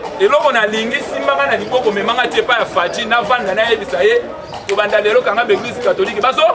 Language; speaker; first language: Lingala; native; Lingala